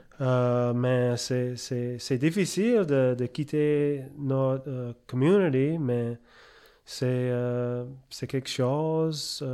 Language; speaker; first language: French; early bilingual, heritage; French